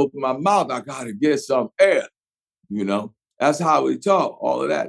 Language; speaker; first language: English; native; English